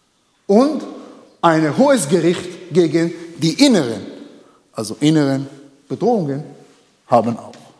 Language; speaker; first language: German; non-native, learner; Hebrew